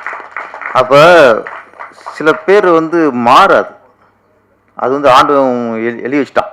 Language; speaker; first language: Tamil; native; Tamil